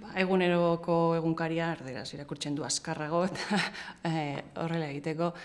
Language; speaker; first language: Basque; non-native, local second language; Spanish